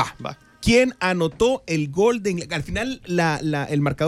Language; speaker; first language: Spanish; native; Spanish